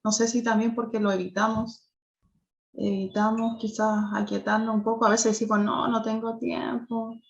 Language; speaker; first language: Spanish; native; Spanish